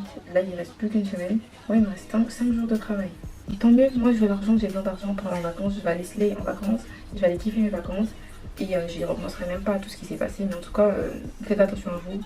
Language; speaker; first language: French; native; French